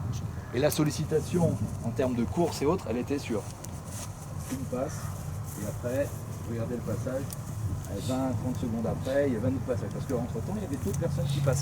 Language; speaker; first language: French; native; French